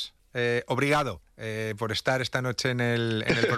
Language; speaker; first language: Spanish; native; Spanish